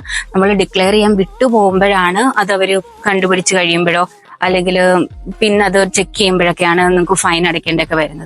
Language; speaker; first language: Malayalam; native; Malayalam